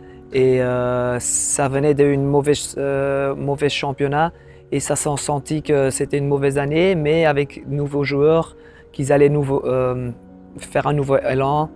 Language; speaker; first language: French; non-native, local second language; Dutch